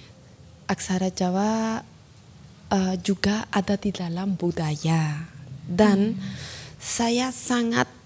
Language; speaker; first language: Indonesian; non-native, learner; Spanish